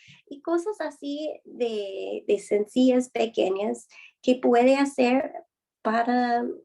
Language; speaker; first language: Spanish; non-native, fluent; English